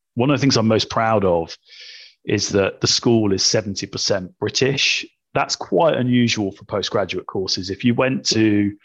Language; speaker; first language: English; native; English